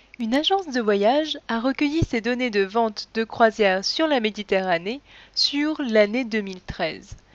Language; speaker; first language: French; native; French